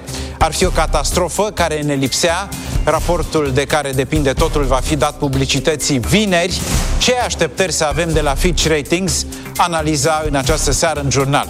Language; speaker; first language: Romanian; native; Romanian